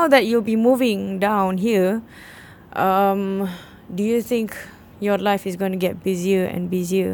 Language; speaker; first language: English; non-native, local second language; Malay